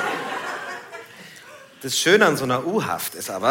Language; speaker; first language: German; native; German